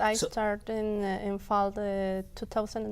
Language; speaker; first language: English; non-native, local second language; Spanish